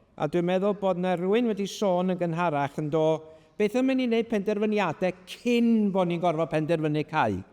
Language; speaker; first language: Welsh; native; Welsh